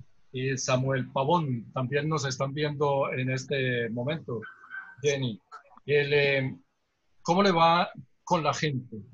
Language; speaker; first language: Spanish; native; Spanish